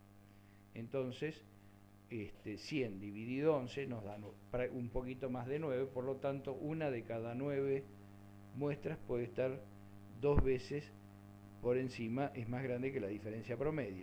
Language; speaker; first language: Spanish; native; Spanish